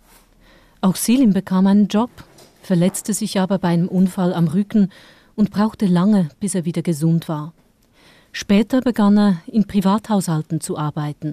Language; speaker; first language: German; native; German